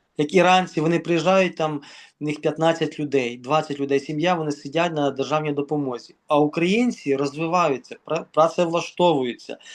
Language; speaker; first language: Ukrainian; native; Ukrainian